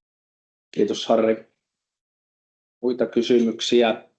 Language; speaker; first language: Finnish; native; Finnish